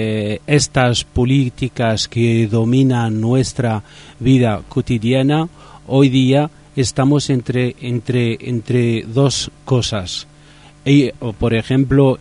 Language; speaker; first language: Spanish; non-native, fluent; Riffian